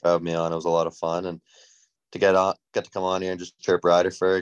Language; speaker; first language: English; native; English